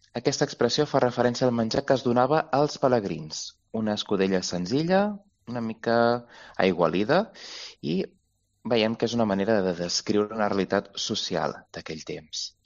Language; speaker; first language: Catalan; native; Catalan